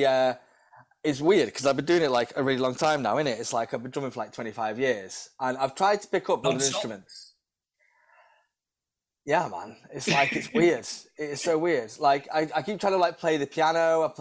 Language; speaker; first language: English; native; English